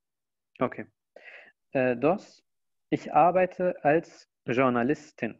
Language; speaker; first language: German; non-native, fluent; Spanish